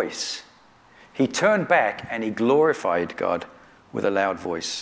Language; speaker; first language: English; native; English